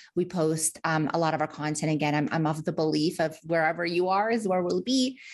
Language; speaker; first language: English; early bilingual, other home language; Russian